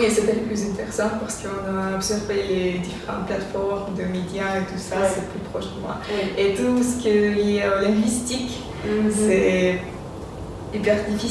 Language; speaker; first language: French; non-native, fluent; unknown